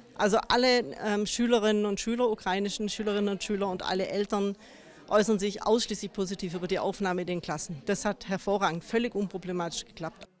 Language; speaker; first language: German; native; German